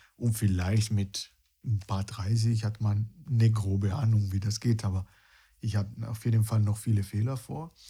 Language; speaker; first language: German; non-native, fluent; Italian